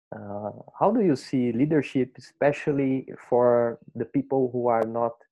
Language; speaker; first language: English; non-native, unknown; Portuguese